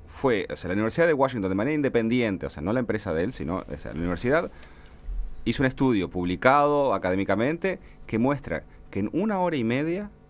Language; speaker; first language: Spanish; native; Spanish